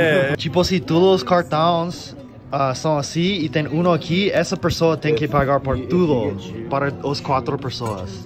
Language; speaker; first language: Portuguese; non-native, learner; English